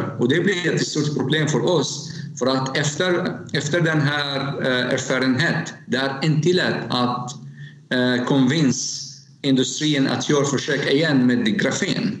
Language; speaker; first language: Swedish; non-native, fluent; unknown